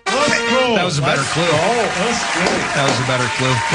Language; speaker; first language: English; native; English